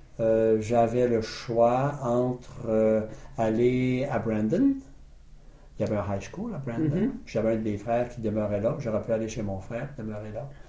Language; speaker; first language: French; native; French